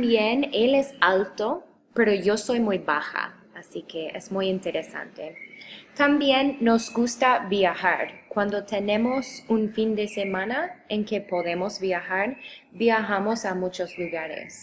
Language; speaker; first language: Spanish; non-native, fluent; English